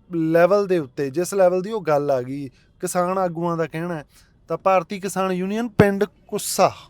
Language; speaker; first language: Punjabi; native; Punjabi